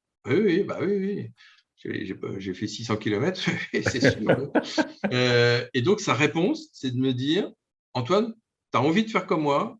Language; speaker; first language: French; native; French